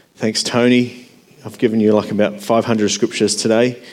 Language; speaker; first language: English; native; English